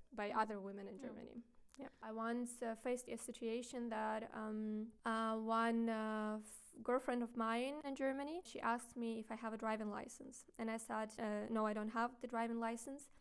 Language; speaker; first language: English; non-native, fluent; Ukrainian